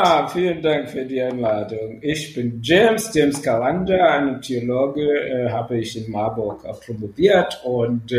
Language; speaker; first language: German; non-native, fluent; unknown